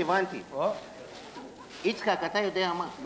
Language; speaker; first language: Hebrew; native; Hebrew